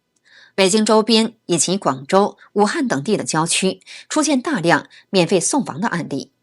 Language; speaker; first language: Chinese; native; Chinese